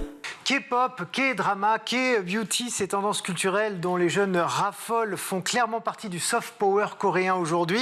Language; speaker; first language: French; native; French